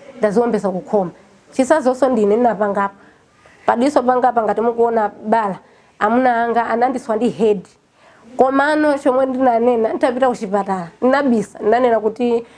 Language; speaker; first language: Nyanja; non-native, local second language; Tumbuka